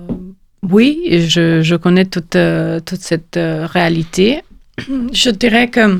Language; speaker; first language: French; non-native, fluent; Romanian